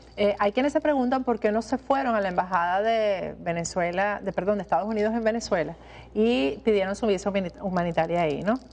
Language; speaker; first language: Spanish; native; Spanish